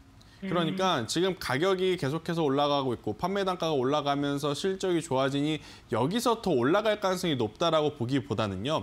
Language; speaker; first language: Korean; native; Korean